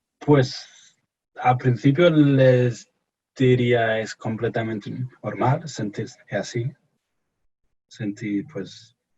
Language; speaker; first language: Spanish; non-native, fluent; English